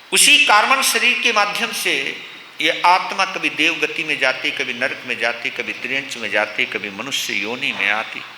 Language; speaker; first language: Hindi; native; Hindi